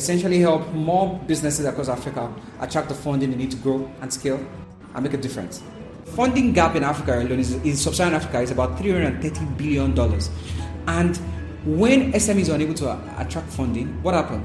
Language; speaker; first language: English; non-native, local second language; Yoruba